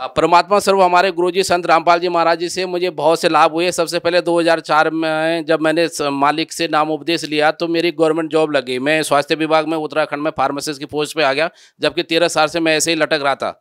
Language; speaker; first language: Hindi; native; Hindi